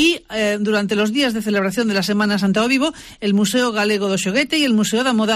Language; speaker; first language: Spanish; native; Spanish